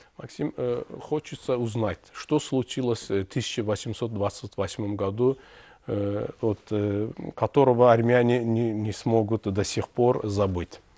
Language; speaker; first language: Russian; non-native, local second language; Azerbaijani